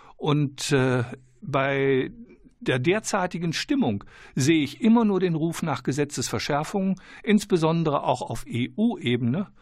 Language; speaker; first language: German; native; German